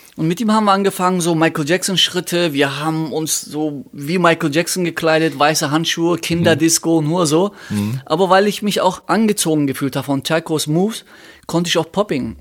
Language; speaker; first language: German; early bilingual, other home language; Turkish